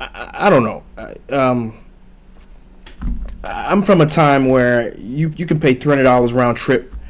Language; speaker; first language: English; early bilingual, other home language; Haitian Creole